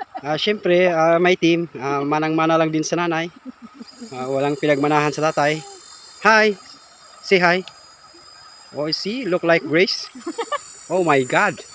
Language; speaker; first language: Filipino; non-native, local second language; Iloko